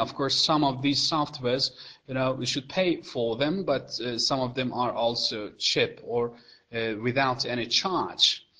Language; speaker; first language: English; non-native, fluent; Persian